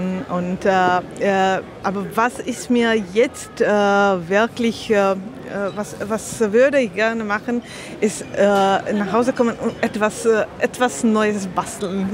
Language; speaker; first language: German; non-native, learner; Slovak